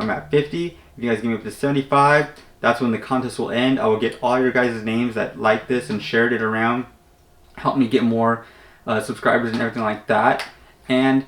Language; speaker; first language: English; native; English